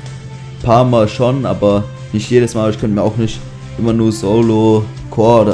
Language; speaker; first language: German; native; German